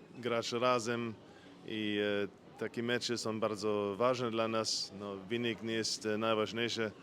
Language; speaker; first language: Polish; non-native, fluent; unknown